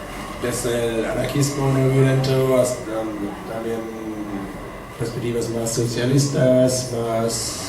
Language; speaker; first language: Spanish; non-native, fluent; German